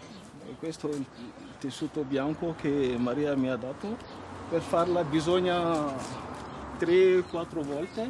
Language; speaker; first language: Italian; non-native, learner; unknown